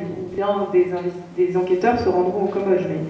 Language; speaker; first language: French; native; French